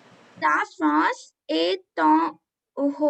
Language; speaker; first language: French; non-native, learner; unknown